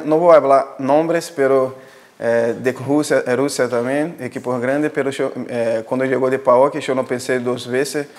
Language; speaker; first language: Spanish; non-native, fluent; Portuguese